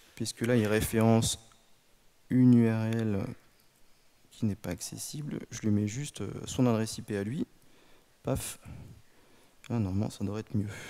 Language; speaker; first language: French; native; French